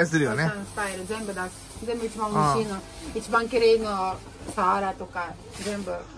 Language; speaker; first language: Japanese; non-native, learner; Russian